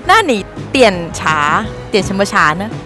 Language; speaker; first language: Chinese; non-native, fluent; Thai